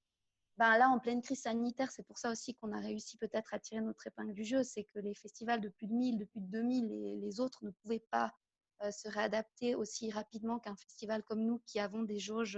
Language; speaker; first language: French; native; French